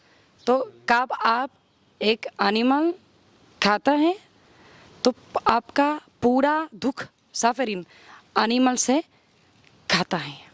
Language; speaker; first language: Hindi; non-native, learner; Spanish